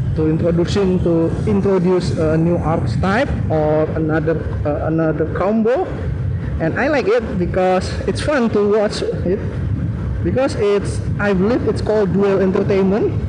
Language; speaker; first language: English; non-native, learner; Indonesian